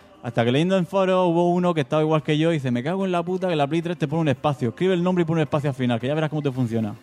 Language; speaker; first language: Spanish; native; Spanish